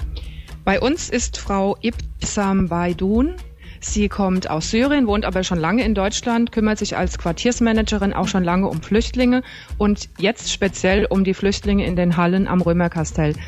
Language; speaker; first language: German; native; German